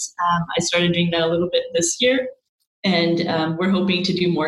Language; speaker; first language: English; native; English